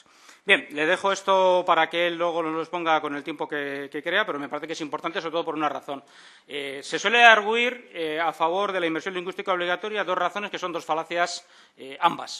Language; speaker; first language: Spanish; native; Spanish